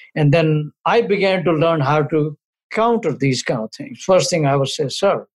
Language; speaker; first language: English; non-native, local second language; Punjabi